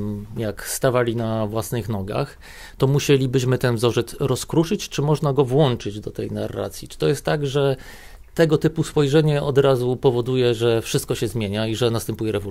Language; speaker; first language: Polish; native; Polish